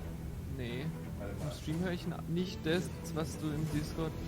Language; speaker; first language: German; native; German